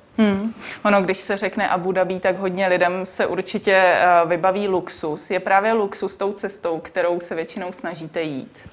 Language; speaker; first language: Czech; native; Czech